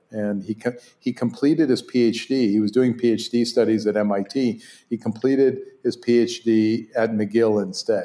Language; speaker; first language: English; non-native, fluent; Hebrew